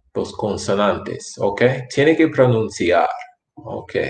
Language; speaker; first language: Spanish; non-native, fluent; English